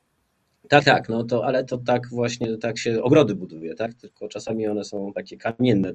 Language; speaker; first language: Polish; native; Polish